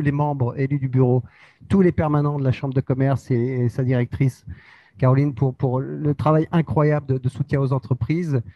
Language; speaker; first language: French; native; French